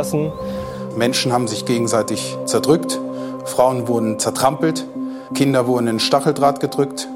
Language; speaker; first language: German; native; German